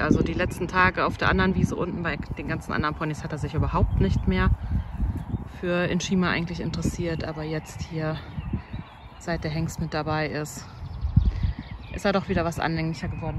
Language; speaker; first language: German; native; German